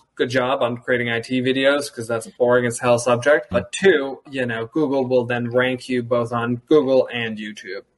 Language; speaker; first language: English; early bilingual, other home language; German